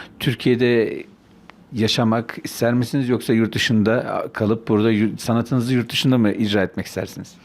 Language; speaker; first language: Turkish; native; Turkish